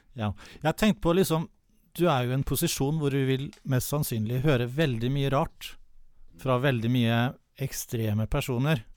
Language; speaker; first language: Norwegian; native; Norwegian